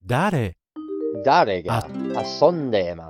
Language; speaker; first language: Japanese; non-native, learner; English